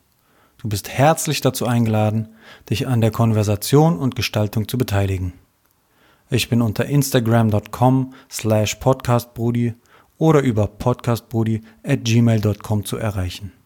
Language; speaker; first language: German; native; German